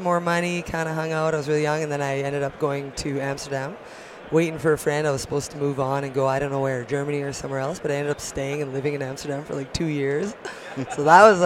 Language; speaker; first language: English; native; English